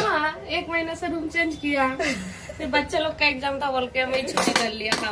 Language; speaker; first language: Hindi; non-native, local second language; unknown